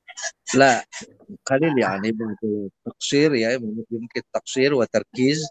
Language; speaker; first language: Arabic; non-native, fluent; Indonesian